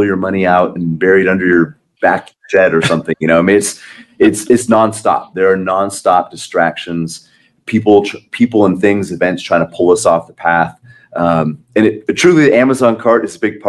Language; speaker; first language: English; native; English